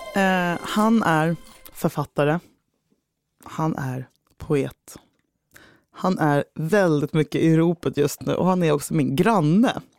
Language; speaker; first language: Swedish; native; Swedish